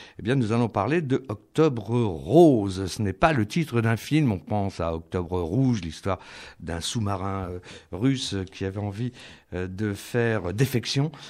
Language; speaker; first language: French; native; French